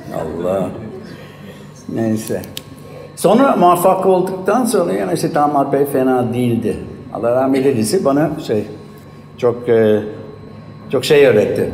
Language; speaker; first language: Turkish; non-native, fluent; English